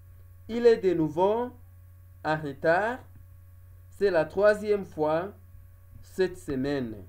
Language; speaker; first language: French; non-native, local second language; Kinyarwanda